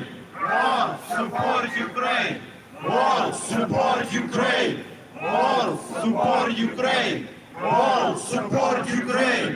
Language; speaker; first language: English; non-native, learner; Ukrainian